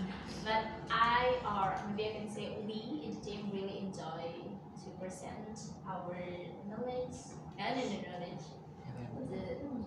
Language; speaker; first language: English; non-native, learner; Indonesian